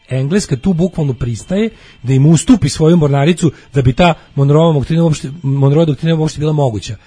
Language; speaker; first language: Serbian; native; Serbian